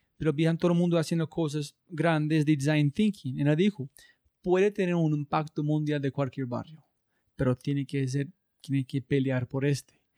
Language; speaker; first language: Spanish; non-native, learner; English